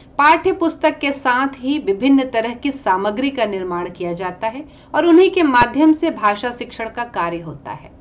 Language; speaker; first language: Hindi; native; Hindi